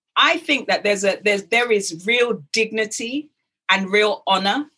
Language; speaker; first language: English; native; English